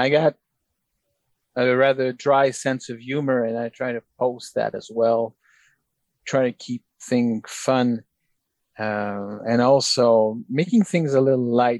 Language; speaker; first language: English; native; English